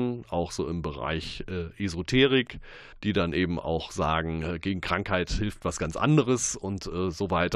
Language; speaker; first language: German; native; German